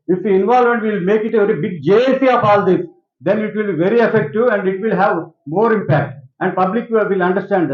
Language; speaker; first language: English; non-native, local second language; Telugu